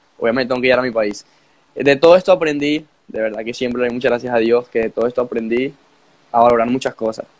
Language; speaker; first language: Spanish; native; Spanish